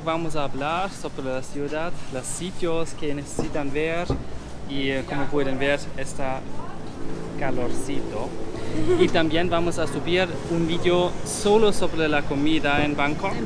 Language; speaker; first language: Spanish; non-native, learner; German